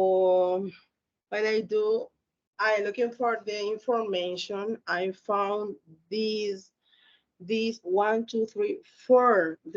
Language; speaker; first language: English; non-native, learner; Spanish